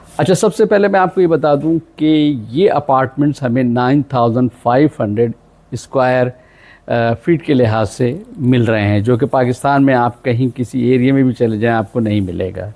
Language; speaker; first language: Urdu; non-native, local second language; Pashto